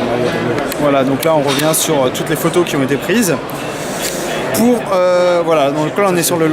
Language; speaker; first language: French; native; French